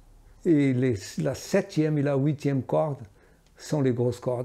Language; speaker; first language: French; non-native, fluent; Portuguese